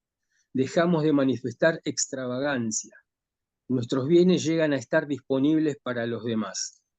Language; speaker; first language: Spanish; native; Spanish